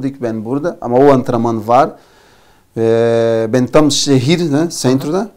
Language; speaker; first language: Turkish; non-native, learner; Portuguese